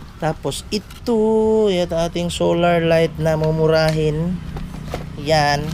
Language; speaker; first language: Filipino; non-native, local second language; Cebuano